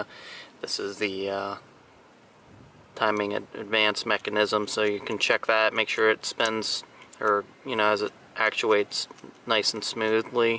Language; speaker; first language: English; native; English